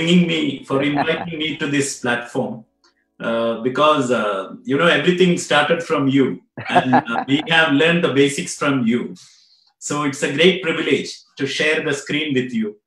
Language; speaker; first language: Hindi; non-native, local second language; Malayalam